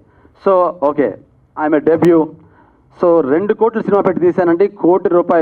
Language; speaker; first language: Telugu; native; Telugu